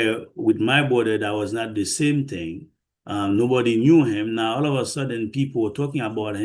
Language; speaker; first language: English; non-native, fluent; Haitian Creole